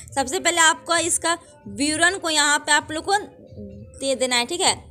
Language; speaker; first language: Hindi; native; Hindi